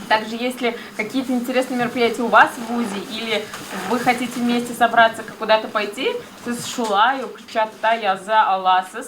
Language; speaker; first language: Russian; native; Russian